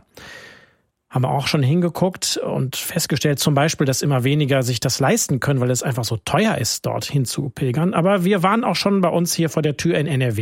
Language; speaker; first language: German; native; German